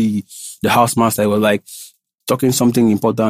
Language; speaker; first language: English; non-native, local second language; Igbo